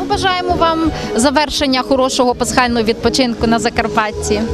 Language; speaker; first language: Ukrainian; native; Ukrainian